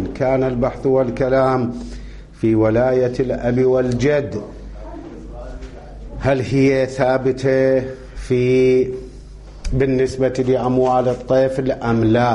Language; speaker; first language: Arabic; native; Arabic